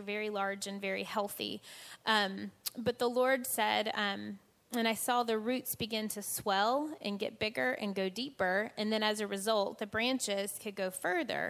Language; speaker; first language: English; native; English